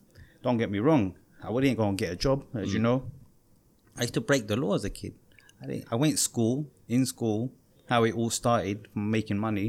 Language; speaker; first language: English; native; English